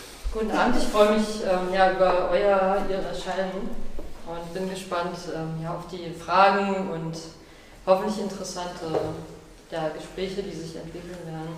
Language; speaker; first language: German; native; German